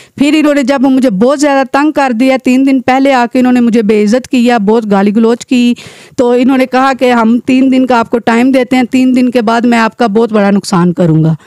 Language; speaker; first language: Urdu; non-native, local second language; Pahari-Potwari